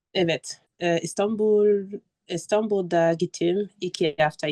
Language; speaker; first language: Turkish; non-native, learner; French